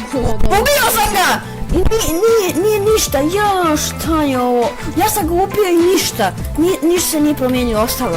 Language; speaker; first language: Bosnian; native; Bosnian